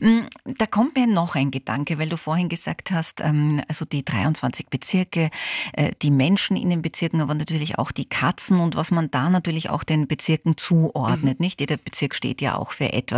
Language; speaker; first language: German; native; German